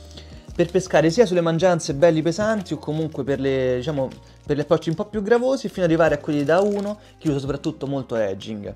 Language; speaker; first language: Italian; native; Italian